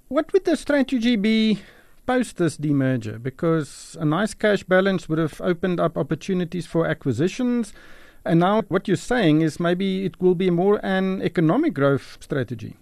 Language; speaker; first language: English; non-native, local second language; Afrikaans